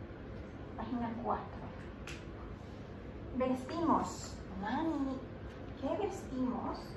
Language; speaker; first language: Spanish; non-native, fluent; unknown